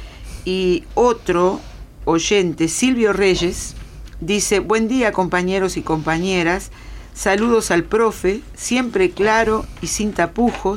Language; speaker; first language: Spanish; native; Spanish